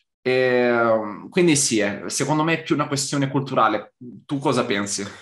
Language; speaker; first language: Italian; native; Italian